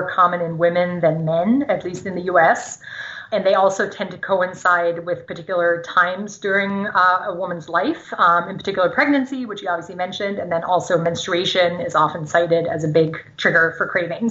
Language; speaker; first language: English; non-native, fluent; German